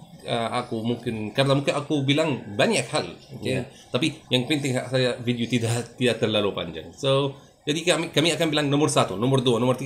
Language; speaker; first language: Indonesian; non-native, learner; French